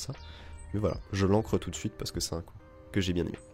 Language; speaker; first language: French; native; French